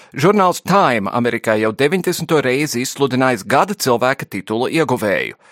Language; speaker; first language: Latvian; early bilingual, heritage; Latvian